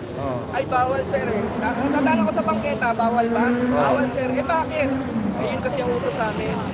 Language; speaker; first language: Filipino; native; Filipino